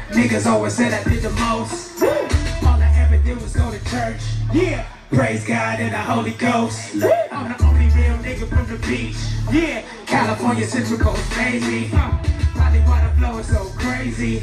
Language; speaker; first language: English; native; English